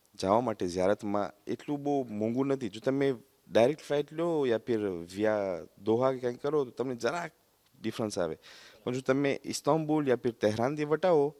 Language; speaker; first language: Gujarati; early bilingual, heritage; Gujarati